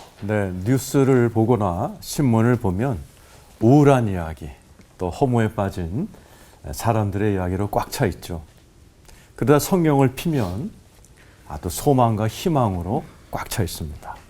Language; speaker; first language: Korean; native; Korean